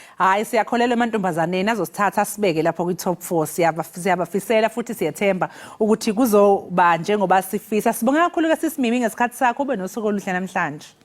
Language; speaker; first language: Zulu; native; Zulu